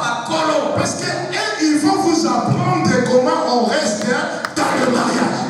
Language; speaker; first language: French; non-native, local second language; Lingala